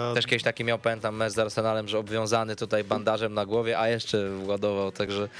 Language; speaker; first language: Polish; native; Polish